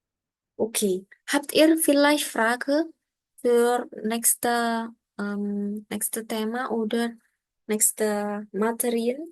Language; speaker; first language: German; non-native, learner; Indonesian